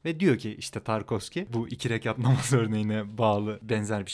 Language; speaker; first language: Turkish; native; Turkish